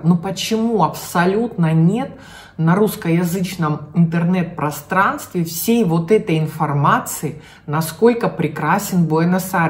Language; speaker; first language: Russian; native; Russian